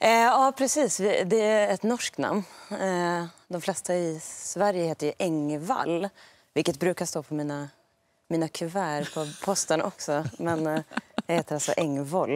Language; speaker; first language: Swedish; native; Swedish